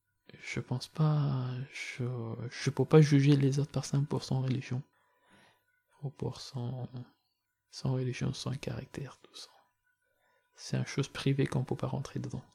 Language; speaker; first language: French; non-native, learner; Persian